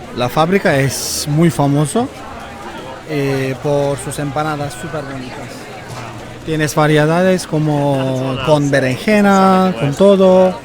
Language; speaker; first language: Spanish; non-native, fluent; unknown